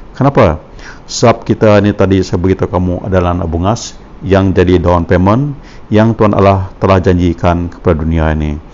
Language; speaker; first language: Malay; non-native, local second language; Iban